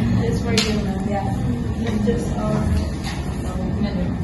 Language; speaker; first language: English; non-native, learner; Indonesian